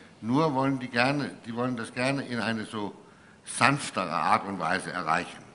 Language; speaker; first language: German; non-native, fluent; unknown